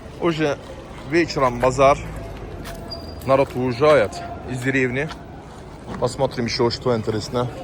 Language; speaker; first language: Russian; non-native, learner; Turkish